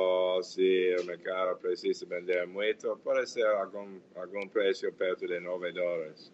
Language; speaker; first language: Portuguese; non-native, fluent; English